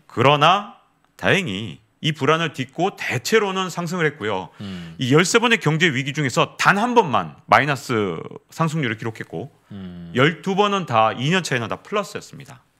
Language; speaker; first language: Korean; native; Korean